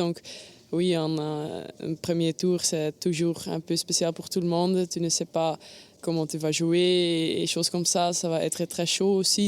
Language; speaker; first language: French; non-native, learner; Dutch